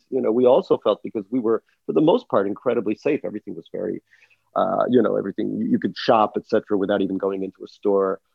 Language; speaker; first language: English; early bilingual, other home language; Russian